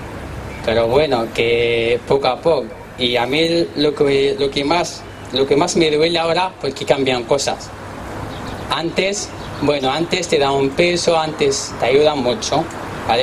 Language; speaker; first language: Spanish; non-native, learner; Arabic